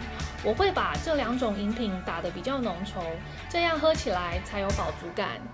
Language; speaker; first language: Chinese; native; Chinese